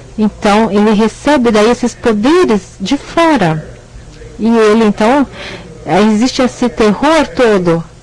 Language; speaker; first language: Portuguese; native; Portuguese